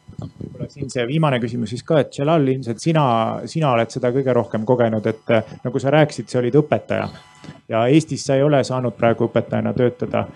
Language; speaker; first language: Estonian; native; Estonian